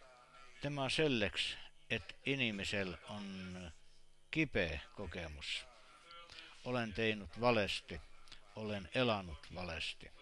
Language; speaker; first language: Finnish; non-native, learner; Estonian